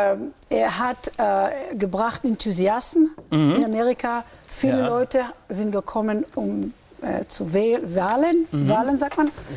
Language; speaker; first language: German; early bilingual, heritage; German